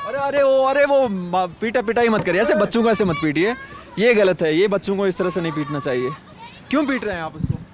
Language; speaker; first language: Hindi; native; Hindi